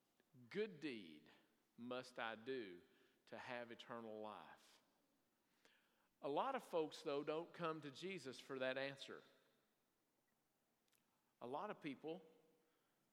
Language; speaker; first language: English; native; English